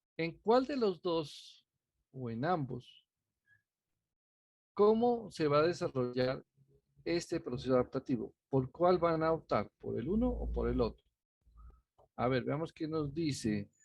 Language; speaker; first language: Spanish; native; Spanish